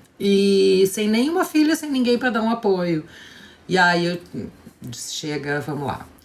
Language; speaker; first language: Portuguese; native; Portuguese